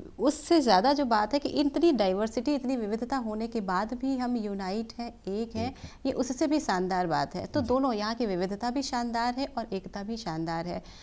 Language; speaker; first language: Hindi; native; Hindi